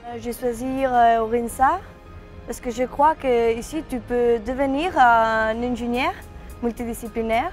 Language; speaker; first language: French; non-native, fluent; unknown